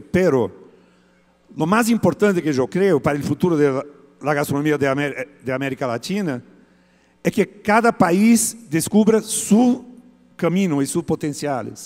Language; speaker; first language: Spanish; non-native, fluent; Portuguese